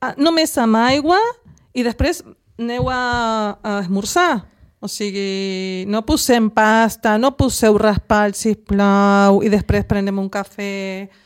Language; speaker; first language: Catalan; non-native, local second language; Spanish